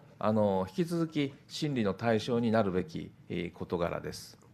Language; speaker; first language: Japanese; native; Japanese